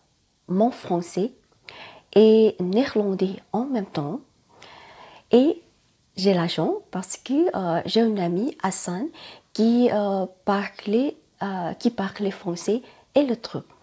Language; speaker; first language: French; non-native, learner; Thai